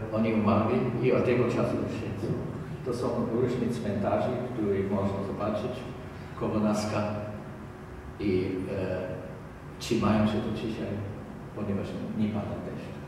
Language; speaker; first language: Polish; non-native, learner; German